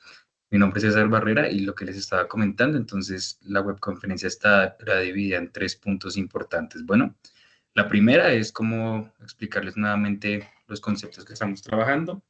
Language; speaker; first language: Spanish; native; Spanish